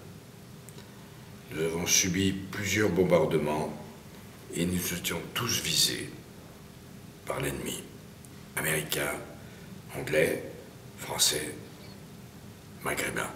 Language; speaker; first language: French; native; French